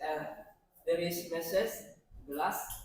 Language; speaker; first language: English; non-native, learner; Indonesian